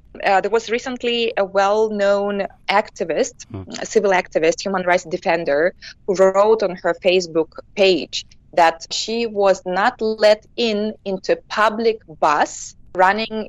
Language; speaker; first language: English; non-native, fluent; Kyrgyz